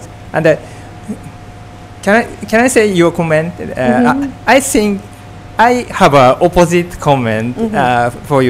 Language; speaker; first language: English; non-native, fluent; Japanese